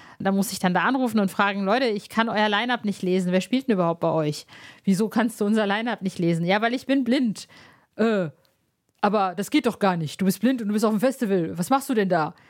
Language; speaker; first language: German; early bilingual, other home language; Arabic